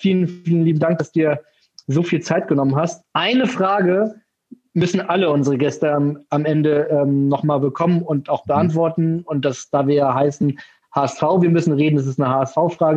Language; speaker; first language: German; native; German